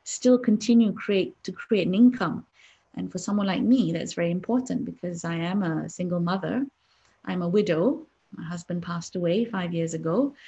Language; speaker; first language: English; non-native, local second language; Malay